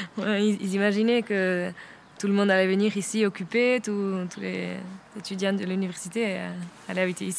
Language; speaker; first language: French; non-native, fluent; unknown